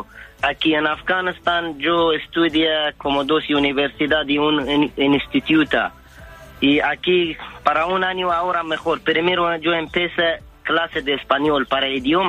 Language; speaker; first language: Spanish; non-native, learner; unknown